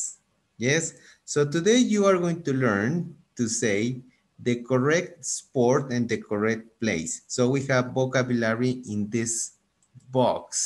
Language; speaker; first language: English; non-native, fluent; Spanish